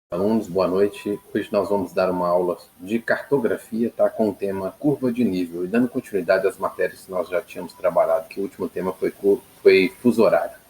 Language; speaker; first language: Portuguese; native; Portuguese